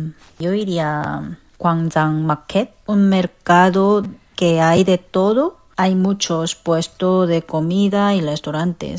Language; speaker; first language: Spanish; non-native, fluent; Korean